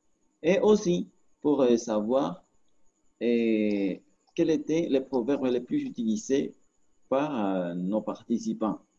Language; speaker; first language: French; non-native, learner; Spanish